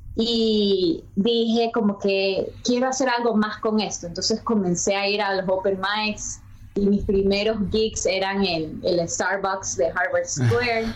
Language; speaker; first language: Spanish; early bilingual, heritage; Spanish